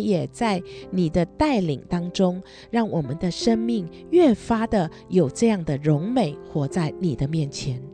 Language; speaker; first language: Chinese; native; Chinese